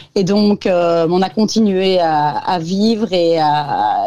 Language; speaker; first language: French; native; French